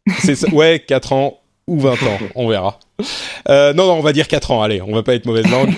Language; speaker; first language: French; native; French